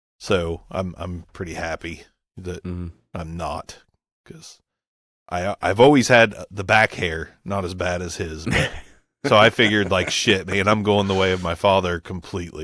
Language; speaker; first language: English; native; English